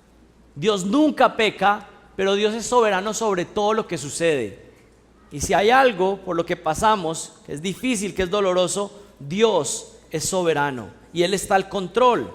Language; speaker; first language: Spanish; native; Spanish